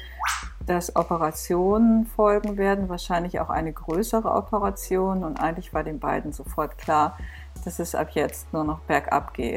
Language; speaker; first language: German; native; German